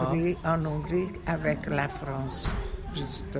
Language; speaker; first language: French; non-native, fluent; Hungarian